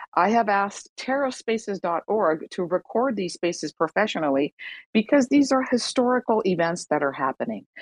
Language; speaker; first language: English; early bilingual, other home language; Persian